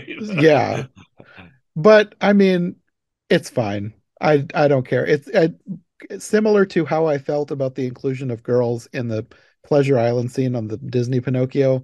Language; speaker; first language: English; native; English